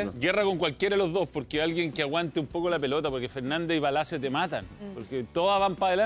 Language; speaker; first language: Spanish; native; Spanish